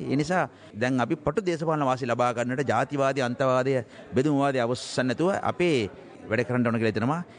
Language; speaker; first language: Sinhala; non-native, local second language; Tamil